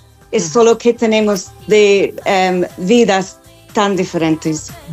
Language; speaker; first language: Spanish; non-native, fluent; English